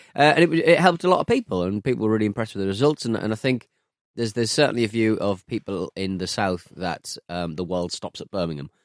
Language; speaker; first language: English; native; English